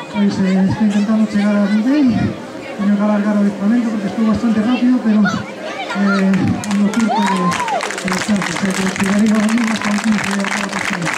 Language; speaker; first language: Spanish; non-native, local second language; Galician